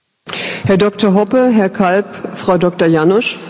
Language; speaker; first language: German; native; German